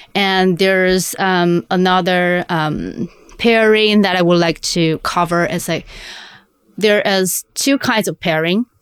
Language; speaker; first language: English; non-native, fluent; Chinese